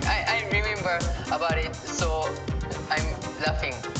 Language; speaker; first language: English; non-native, learner; Japanese